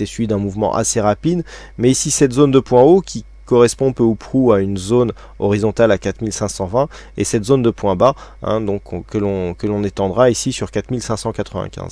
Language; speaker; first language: French; native; French